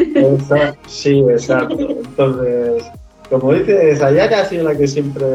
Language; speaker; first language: Spanish; native; Spanish